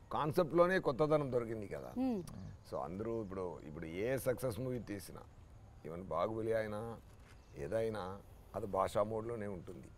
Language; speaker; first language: Telugu; non-native, local second language; Tamil